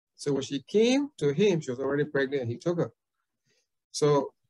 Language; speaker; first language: English; native; English